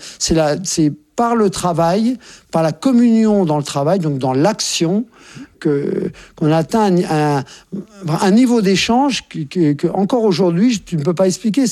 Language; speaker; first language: French; native; French